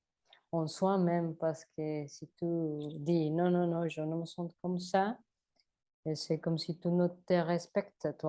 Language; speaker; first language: French; non-native, learner; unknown